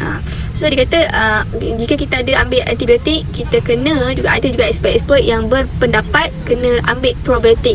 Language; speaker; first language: Malay; native; Malay